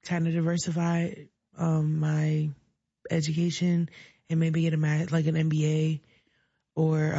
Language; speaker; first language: English; native; English